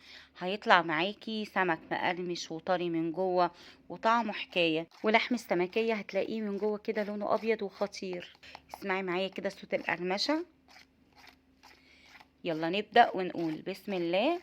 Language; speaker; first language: Arabic; native; Arabic